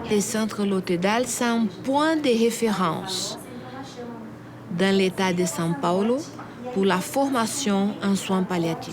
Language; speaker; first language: French; non-native, fluent; Portuguese